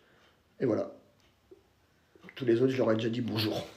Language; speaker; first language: French; native; French